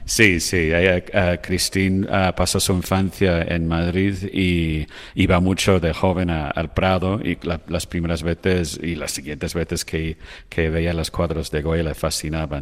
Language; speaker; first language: Spanish; non-native, fluent; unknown